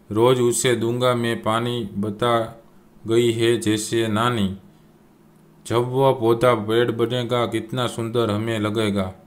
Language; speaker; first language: Hindi; non-native, local second language; Gujarati